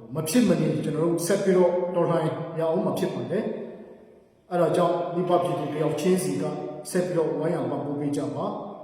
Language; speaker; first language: Burmese; non-native, local second language; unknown